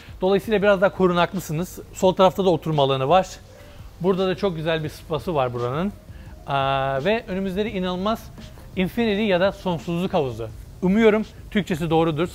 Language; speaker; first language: Turkish; early bilingual, heritage; Turkish